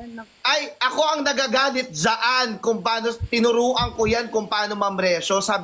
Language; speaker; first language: Filipino; native; Filipino